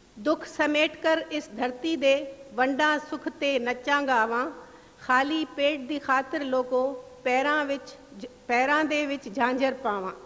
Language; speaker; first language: Urdu; non-native, local second language; Sindhi